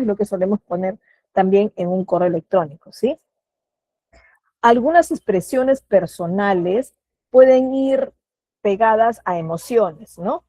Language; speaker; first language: Spanish; native; Spanish